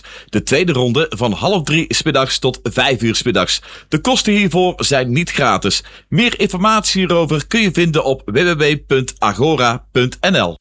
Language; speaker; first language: Dutch; native; Dutch